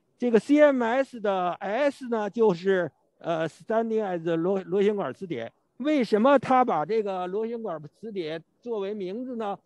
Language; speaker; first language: Chinese; native; Chinese